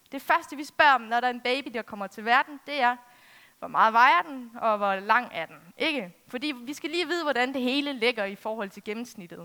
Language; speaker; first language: Danish; native; Danish